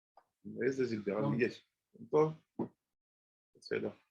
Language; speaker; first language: Hebrew; non-native, fluent; French